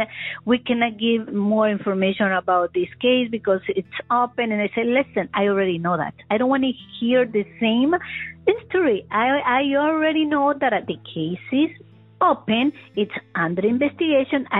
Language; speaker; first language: English; non-native, learner; Spanish